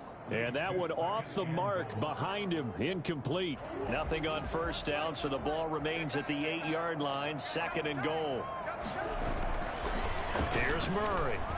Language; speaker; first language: English; native; English